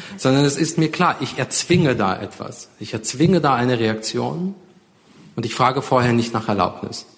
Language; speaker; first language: German; early bilingual, other home language; Russian